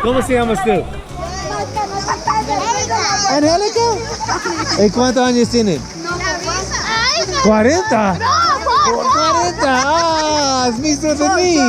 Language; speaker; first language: Spanish; non-native, learner; English